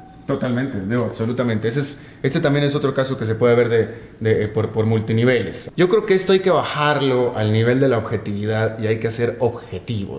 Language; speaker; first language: Spanish; native; Spanish